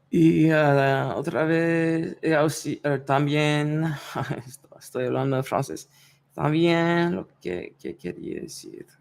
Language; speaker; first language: Spanish; non-native, learner; English